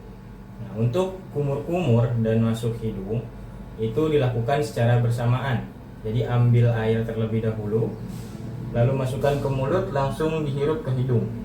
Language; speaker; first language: Indonesian; native; Indonesian